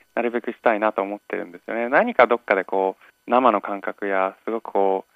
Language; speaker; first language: Japanese; early bilingual, other home language; English